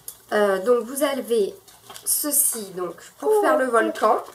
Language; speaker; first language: French; native; French